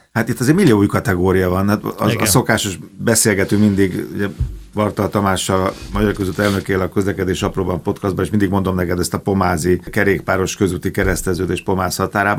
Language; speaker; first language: Hungarian; native; Hungarian